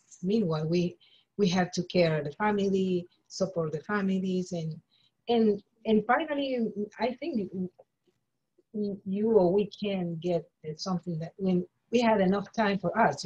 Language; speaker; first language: English; non-native, learner; Spanish